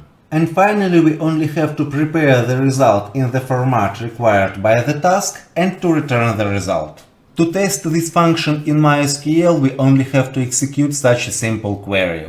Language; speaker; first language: English; non-native, fluent; Russian